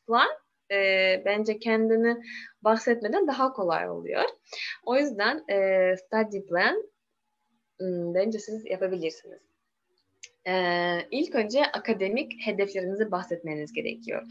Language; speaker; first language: Turkish; non-native, learner; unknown